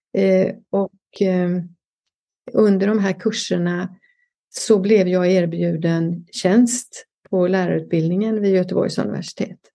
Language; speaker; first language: Swedish; native; Swedish